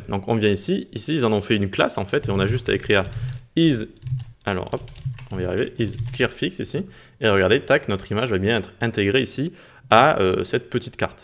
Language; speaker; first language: French; native; French